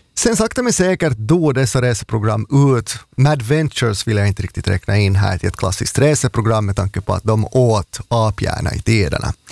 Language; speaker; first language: Swedish; native; Swedish